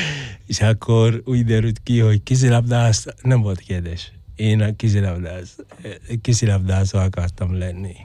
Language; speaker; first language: Hungarian; non-native, fluent; Spanish